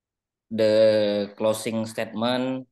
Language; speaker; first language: English; non-native, learner; Indonesian